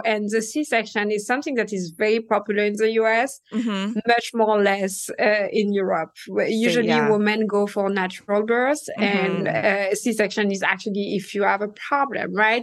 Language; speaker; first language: English; non-native, fluent; French